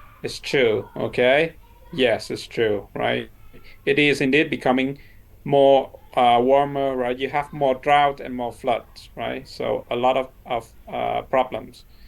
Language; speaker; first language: English; non-native, fluent; Vietnamese